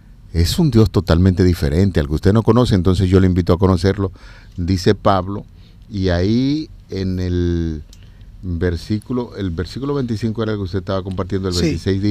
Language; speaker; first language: Spanish; native; Spanish